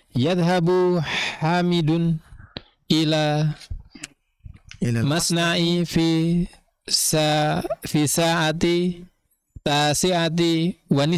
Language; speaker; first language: Arabic; non-native, learner; Indonesian